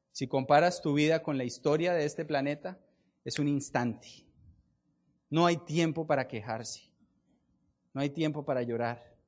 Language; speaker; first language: Spanish; native; Spanish